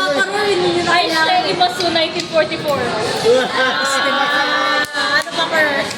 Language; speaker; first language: Filipino; native; Filipino